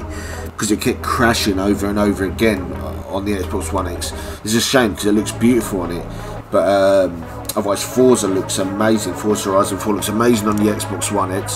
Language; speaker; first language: English; native; English